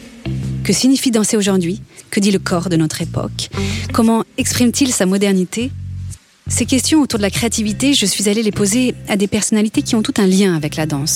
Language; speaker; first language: French; native; French